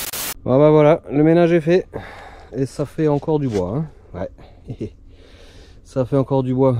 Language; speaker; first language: French; native; French